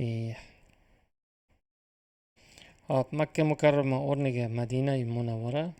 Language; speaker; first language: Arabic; non-native, fluent; Uzbek